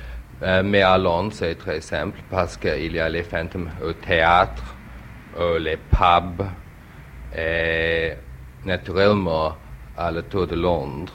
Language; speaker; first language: French; non-native, learner; English